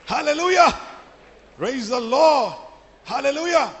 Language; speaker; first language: English; non-native, local second language; Malayalam